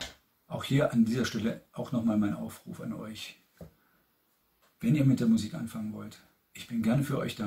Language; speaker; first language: German; native; German